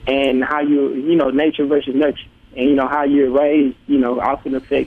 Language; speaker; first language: English; native; English